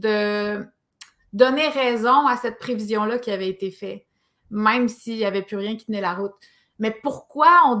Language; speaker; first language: French; native; French